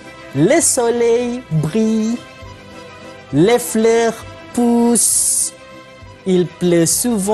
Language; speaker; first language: French; non-native, fluent; Malay